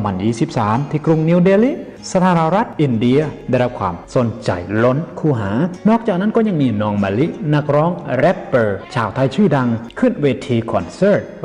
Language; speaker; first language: Thai; native; Thai